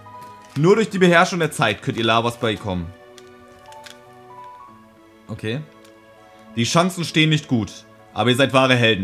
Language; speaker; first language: German; native; German